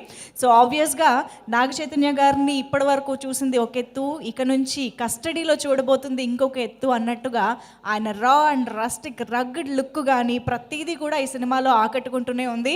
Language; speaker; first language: Telugu; native; Telugu